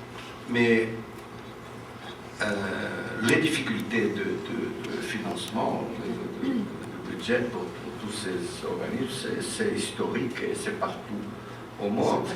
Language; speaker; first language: French; non-native, fluent; Portuguese